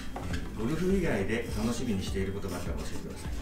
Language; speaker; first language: Japanese; native; Japanese